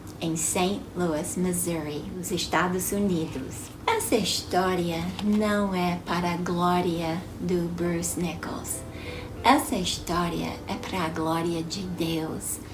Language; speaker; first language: Portuguese; non-native, fluent; English